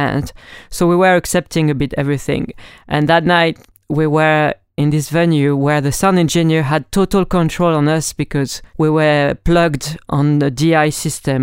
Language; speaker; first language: English; non-native, fluent; French